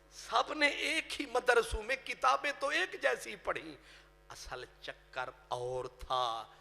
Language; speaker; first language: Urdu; non-native, local second language; Punjabi